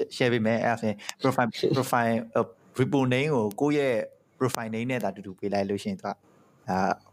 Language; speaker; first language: Burmese; native; Burmese